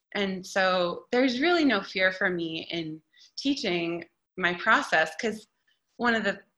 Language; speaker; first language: English; native; English